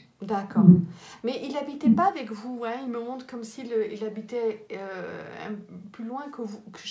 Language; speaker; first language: French; native; French